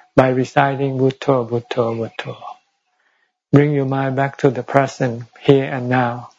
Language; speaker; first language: English; non-native, fluent; Thai